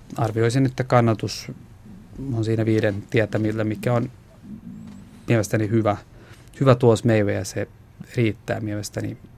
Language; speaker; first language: Finnish; non-native, local second language; Swedish